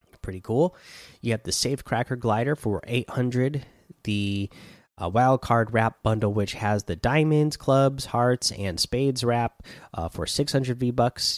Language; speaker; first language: English; native; English